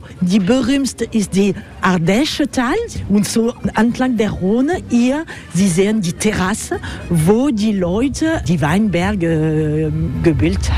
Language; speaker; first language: German; non-native, learner; French